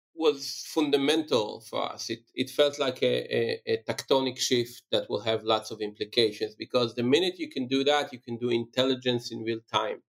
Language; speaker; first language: English; non-native, fluent; Hebrew